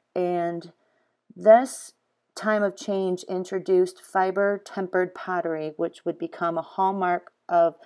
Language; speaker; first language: English; native; English